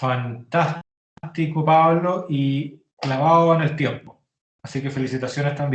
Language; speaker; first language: Spanish; native; Spanish